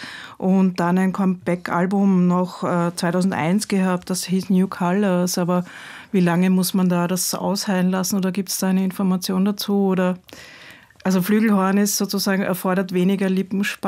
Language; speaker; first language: German; native; German